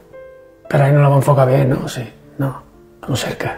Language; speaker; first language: Spanish; native; Spanish